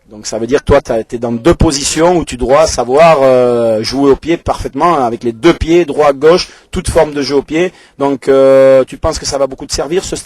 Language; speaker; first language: French; native; French